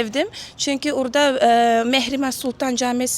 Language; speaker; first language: Turkish; non-native, learner; Uzbek